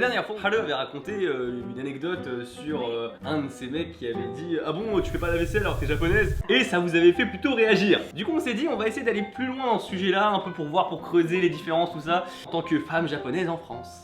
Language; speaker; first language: French; native; French